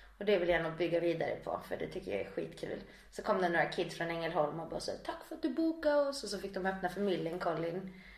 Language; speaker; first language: Swedish; native; Swedish